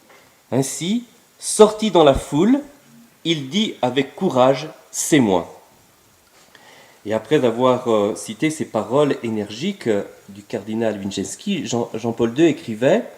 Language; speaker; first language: French; native; French